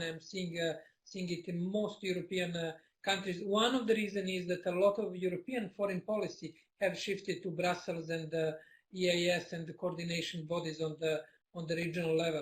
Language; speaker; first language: English; non-native, fluent; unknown